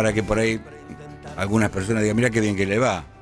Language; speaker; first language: Spanish; native; Spanish